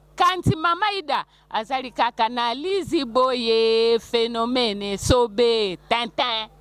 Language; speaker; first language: Lingala; non-native, local second language; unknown